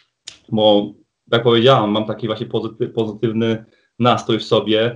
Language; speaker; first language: Polish; early bilingual, heritage; Polish